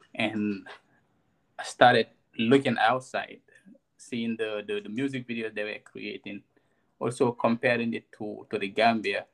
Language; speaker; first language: English; non-native, local second language; Wolof